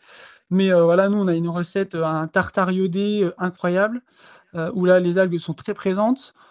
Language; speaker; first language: French; native; French